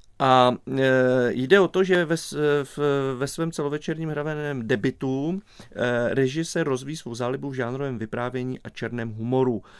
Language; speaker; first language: Czech; native; Czech